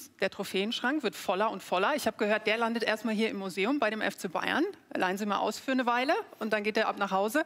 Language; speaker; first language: German; native; German